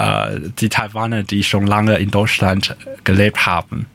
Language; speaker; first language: German; non-native, learner; Chinese